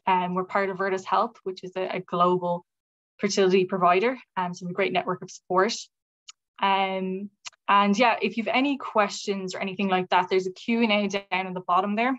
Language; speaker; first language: English; native; English